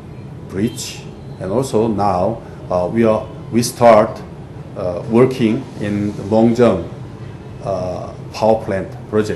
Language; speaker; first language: English; non-native, fluent; Korean